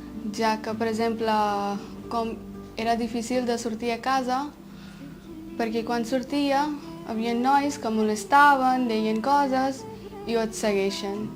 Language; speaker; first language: Catalan; non-native, fluent; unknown